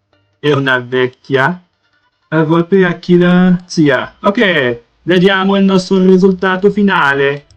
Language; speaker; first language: Italian; non-native, learner; Portuguese